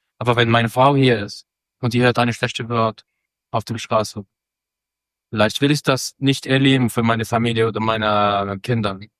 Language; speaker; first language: German; non-native, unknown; Arabic